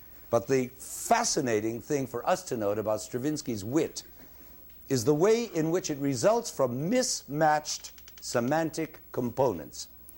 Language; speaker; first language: English; native; English